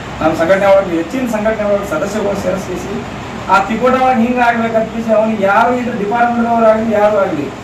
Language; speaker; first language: Kannada; native; Kannada